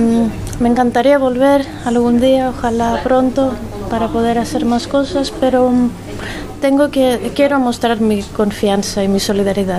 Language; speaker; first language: Spanish; non-native, fluent; Greek